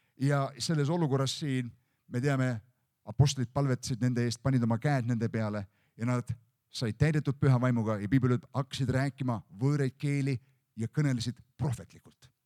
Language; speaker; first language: Estonian; native; Estonian